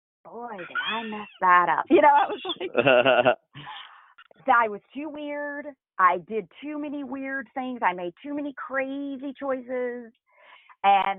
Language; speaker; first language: English; native; English